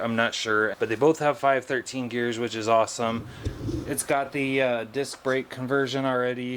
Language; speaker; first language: English; native; English